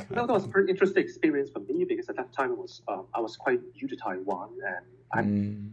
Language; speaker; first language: English; non-native, local second language; Cantonese